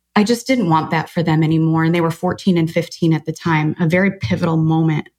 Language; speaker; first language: English; native; English